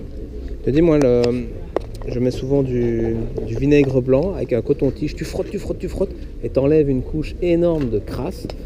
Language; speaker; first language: French; native; French